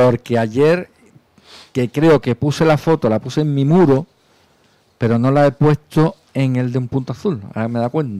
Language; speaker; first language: Spanish; native; Spanish